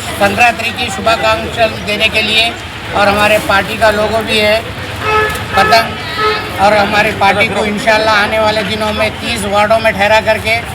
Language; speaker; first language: Hindi; non-native, local second language; Urdu